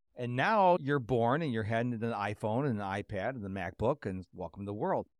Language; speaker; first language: English; early bilingual, other home language; Polish